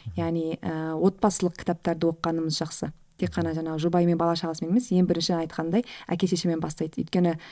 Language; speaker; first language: Kazakh; native; Kazakh